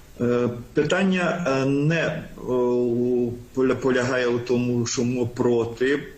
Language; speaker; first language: Ukrainian; non-native, local second language; Hungarian